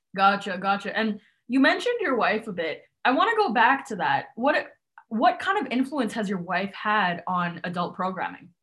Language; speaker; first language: English; non-native, local second language; Cantonese